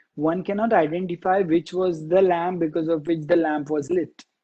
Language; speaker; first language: English; non-native, local second language; Marathi